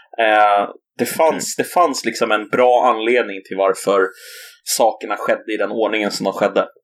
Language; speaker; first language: Swedish; native; Swedish